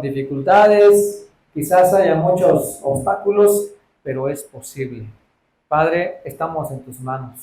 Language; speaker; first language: Spanish; native; Spanish